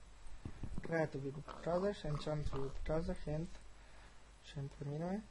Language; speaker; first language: Bulgarian; native; Bulgarian